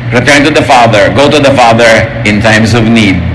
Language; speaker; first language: English; non-native, local second language; Filipino